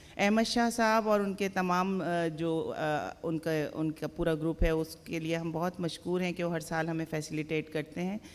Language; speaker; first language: Urdu; native; Urdu